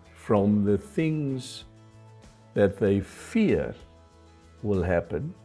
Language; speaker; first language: English; non-native, local second language; Afrikaans